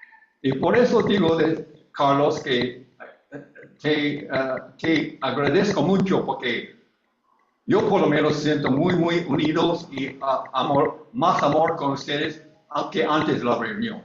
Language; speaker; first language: Spanish; non-native, learner; English